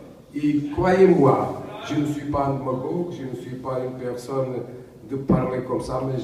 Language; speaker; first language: French; non-native, learner; Portuguese